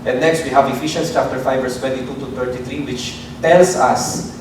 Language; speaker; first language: English; non-native, local second language; Filipino